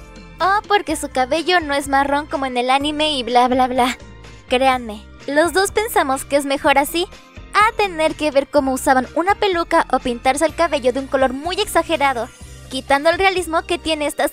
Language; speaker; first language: Spanish; native; Spanish